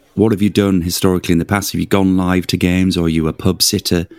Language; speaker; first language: English; native; English